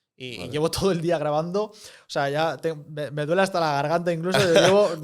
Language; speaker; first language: Spanish; native; Spanish